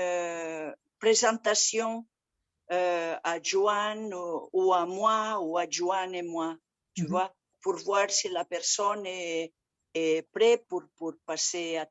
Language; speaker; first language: French; non-native, fluent; Catalan